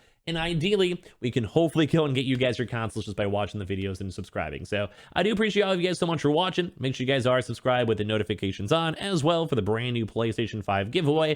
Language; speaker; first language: English; native; English